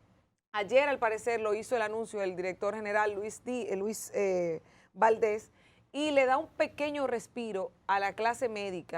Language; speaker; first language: Spanish; native; Spanish